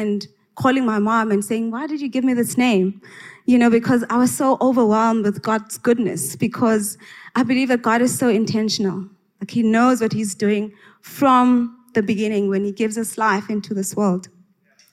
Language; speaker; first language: English; non-native, local second language; Xhosa